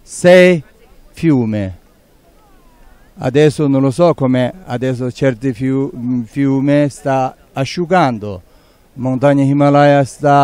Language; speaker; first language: Italian; non-native, learner; Tibetan